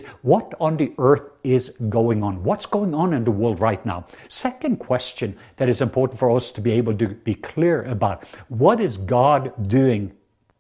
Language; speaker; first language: English; non-native, fluent; Norwegian